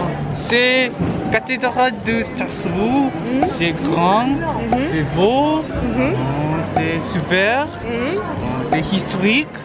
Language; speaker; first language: French; non-native, learner; Korean